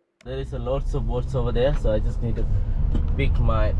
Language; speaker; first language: English; non-native, local second language; Malayalam